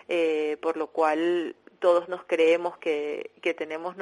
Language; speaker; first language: Spanish; native; Spanish